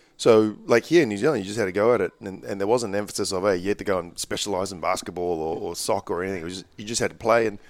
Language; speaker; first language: English; early bilingual, other home language; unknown